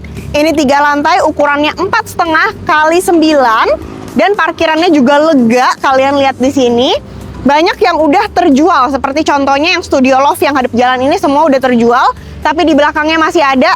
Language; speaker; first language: Indonesian; native; Indonesian